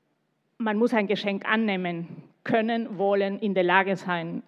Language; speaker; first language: German; non-native, fluent; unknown